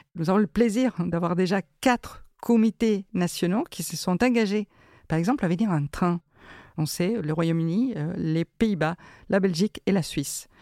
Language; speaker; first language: French; non-native, fluent; Spanish